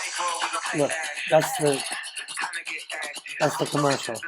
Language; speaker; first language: English; native; English